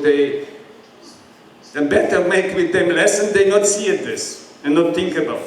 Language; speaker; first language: English; non-native, learner; Polish